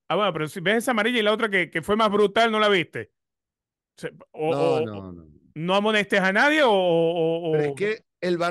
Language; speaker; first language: Spanish; native; Spanish